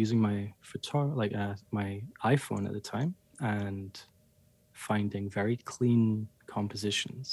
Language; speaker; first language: English; native; English